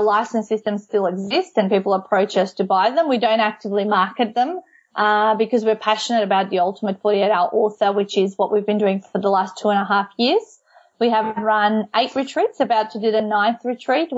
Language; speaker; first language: English; non-native, fluent; Macedonian